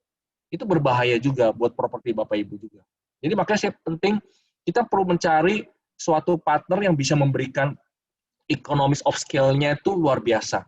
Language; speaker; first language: Indonesian; native; Indonesian